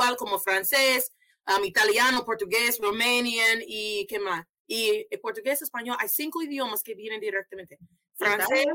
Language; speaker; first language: Spanish; non-native, fluent; English